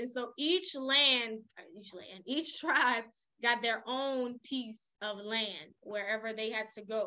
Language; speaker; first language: English; native; English